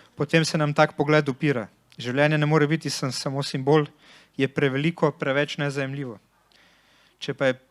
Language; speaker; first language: Slovenian; early bilingual, other home language; Bosnian